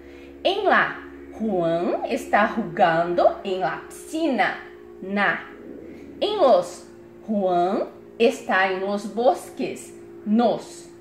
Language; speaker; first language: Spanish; non-native, fluent; Portuguese